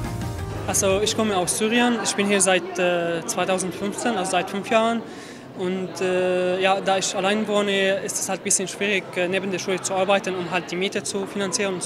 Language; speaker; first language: German; non-native, fluent; Arabic